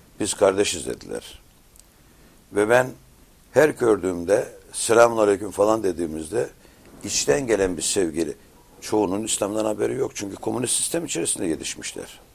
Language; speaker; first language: Turkish; native; Turkish